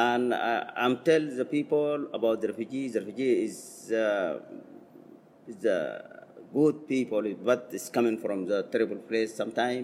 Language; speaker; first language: English; non-native, learner; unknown